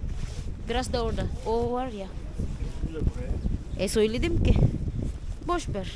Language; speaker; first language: Turkish; non-native, learner; Filipino